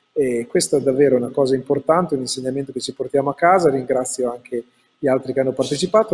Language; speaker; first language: Italian; native; Italian